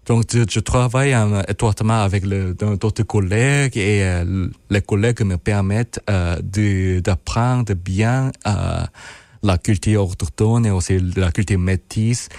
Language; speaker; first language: French; non-native, fluent; Korean